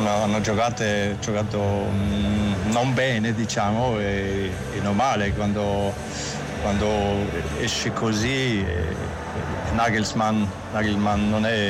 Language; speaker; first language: Italian; non-native, fluent; German